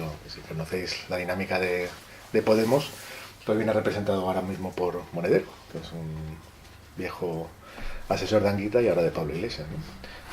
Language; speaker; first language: Spanish; native; Spanish